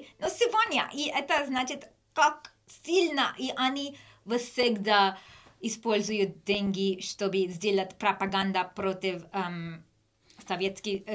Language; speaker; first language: Russian; non-native, learner; English